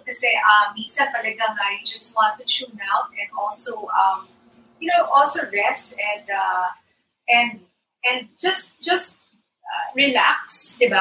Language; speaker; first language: English; non-native, local second language; Iloko